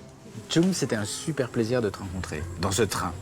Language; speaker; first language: French; native; French